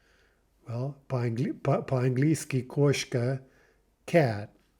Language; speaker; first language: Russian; non-native, fluent; English